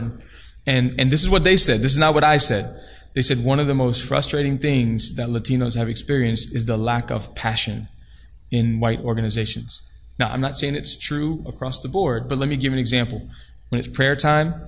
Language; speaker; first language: English; native; English